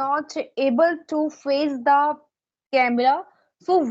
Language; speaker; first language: English; non-native, local second language; Hindi